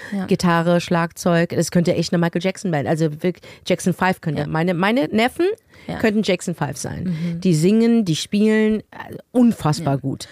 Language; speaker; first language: German; early bilingual, other home language; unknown